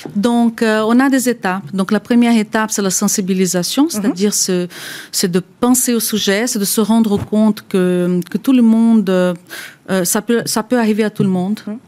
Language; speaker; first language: French; non-native, fluent; Portuguese